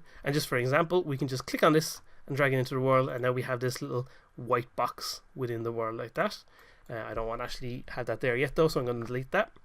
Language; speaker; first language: English; native; English